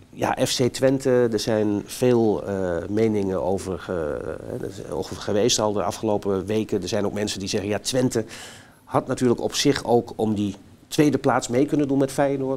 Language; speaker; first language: Dutch; native; Dutch